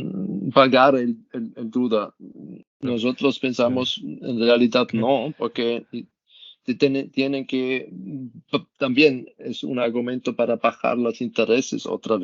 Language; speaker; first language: Spanish; non-native, learner; German